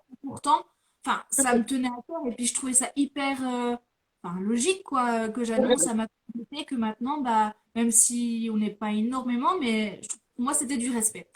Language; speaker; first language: French; native; French